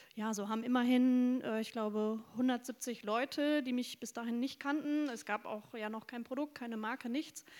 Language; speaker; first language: German; native; German